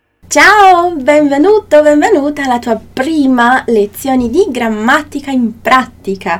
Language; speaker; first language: Italian; non-native, fluent; Portuguese